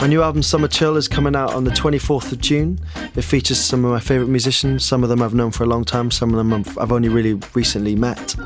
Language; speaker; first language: English; native; English